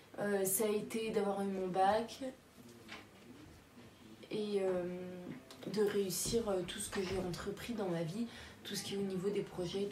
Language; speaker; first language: French; native; French